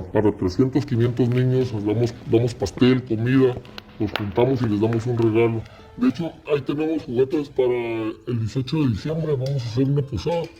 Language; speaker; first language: Spanish; native; Spanish